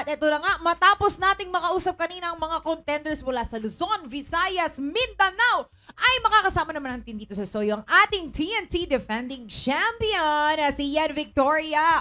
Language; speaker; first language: Filipino; native; Filipino